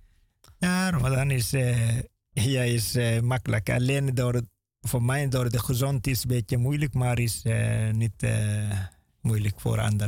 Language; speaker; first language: Dutch; non-native, learner; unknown